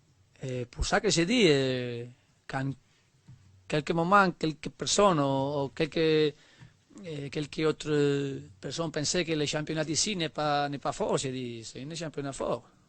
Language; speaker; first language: French; non-native, learner; Spanish